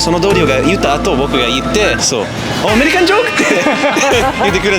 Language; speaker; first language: Japanese; non-native, learner; English